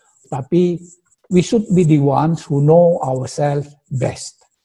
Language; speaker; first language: English; non-native, fluent; Indonesian